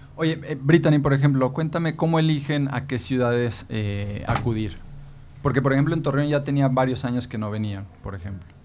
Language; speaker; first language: Spanish; native; Spanish